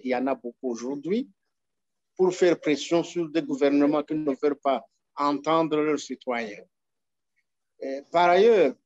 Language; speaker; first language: French; non-native, local second language; Rundi